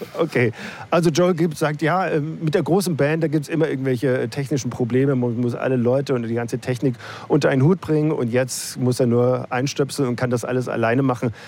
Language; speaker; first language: German; native; German